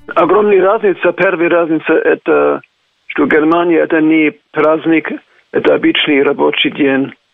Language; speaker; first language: Russian; non-native, fluent; German